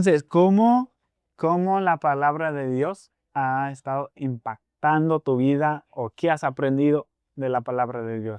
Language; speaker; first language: Spanish; non-native, fluent; English